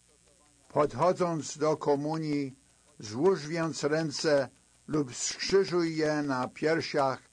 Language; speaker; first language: Polish; native; Polish